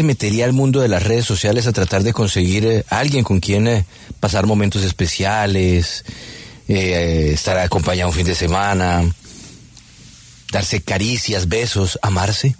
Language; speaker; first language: Spanish; native; Spanish